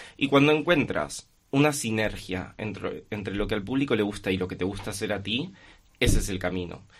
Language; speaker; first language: Spanish; native; Spanish